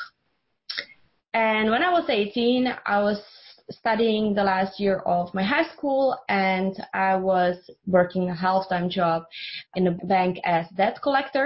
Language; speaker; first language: English; non-native, fluent; Czech